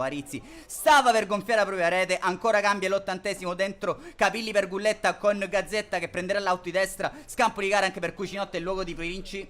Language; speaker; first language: Italian; native; Italian